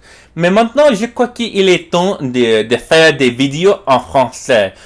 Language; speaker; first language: French; non-native, learner; English